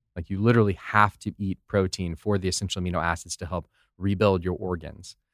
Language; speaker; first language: English; native; English